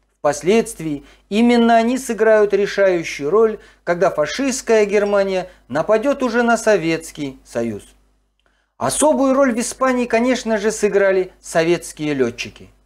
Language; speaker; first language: Russian; non-native, local second language; Kazakh